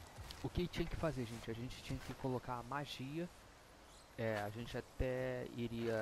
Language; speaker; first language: Portuguese; native; Portuguese